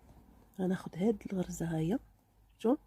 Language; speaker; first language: Arabic; native; Arabic